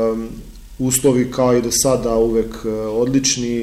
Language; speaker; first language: Serbian; native; Serbian